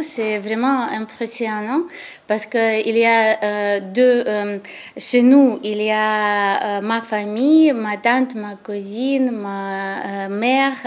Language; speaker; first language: French; non-native, learner; Ukrainian